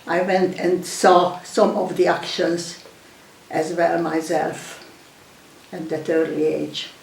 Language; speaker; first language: English; non-native, fluent; Hungarian